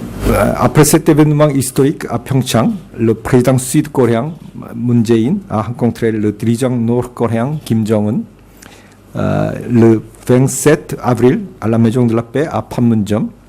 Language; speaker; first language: French; non-native, fluent; Korean